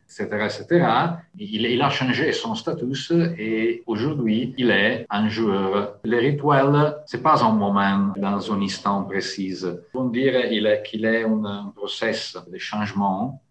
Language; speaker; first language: French; non-native, fluent; Italian